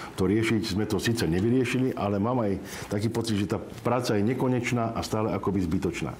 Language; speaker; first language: Slovak; native; Slovak